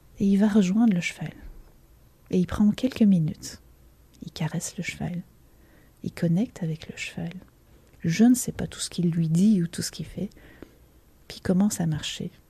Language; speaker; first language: French; native; French